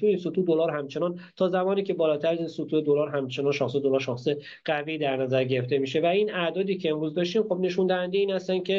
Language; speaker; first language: Persian; native; Persian